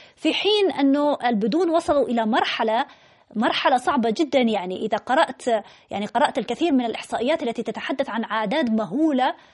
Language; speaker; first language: Arabic; native; Arabic